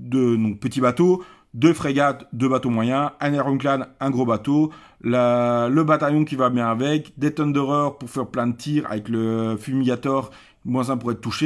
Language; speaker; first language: French; native; French